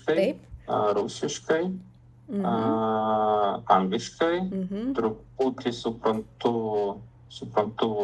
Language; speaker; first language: Lithuanian; non-native, learner; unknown